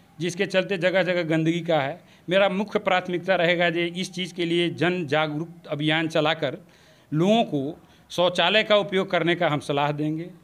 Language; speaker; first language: Hindi; native; Hindi